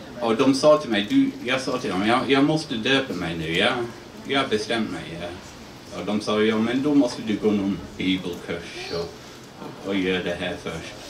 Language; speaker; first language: Swedish; non-native, fluent; English